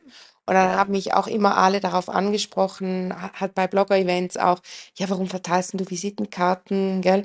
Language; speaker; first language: German; native; German